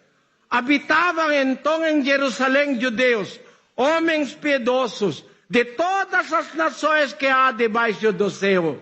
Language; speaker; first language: Portuguese; non-native, learner; Filipino